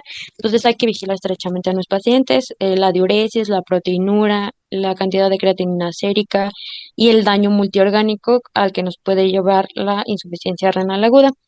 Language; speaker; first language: Spanish; native; Spanish